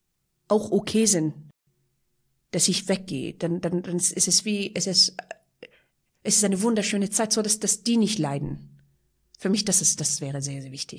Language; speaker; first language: German; non-native, fluent; Persian